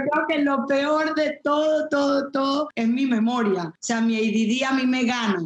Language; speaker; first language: Spanish; native; Spanish